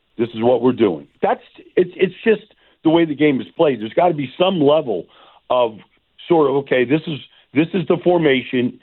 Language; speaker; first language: English; native; English